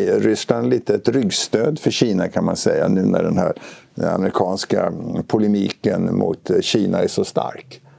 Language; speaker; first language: Swedish; native; Swedish